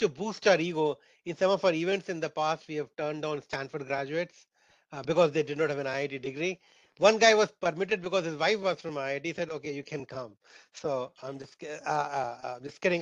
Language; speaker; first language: English; non-native, local second language; Hindi